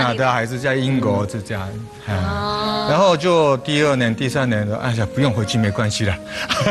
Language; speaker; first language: Chinese; non-native, fluent; Japanese